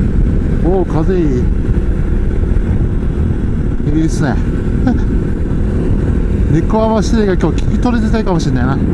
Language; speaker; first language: Japanese; native; Japanese